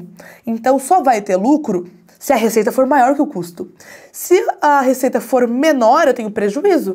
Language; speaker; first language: Portuguese; native; Portuguese